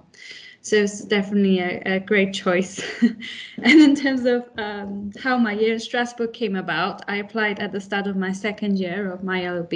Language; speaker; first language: English; non-native, fluent; Polish